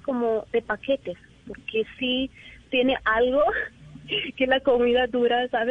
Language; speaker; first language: Spanish; non-native, learner; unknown